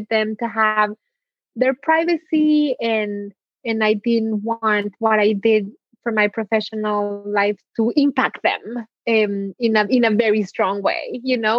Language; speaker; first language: English; non-native, fluent; Spanish